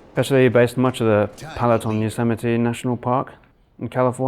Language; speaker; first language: English; native; English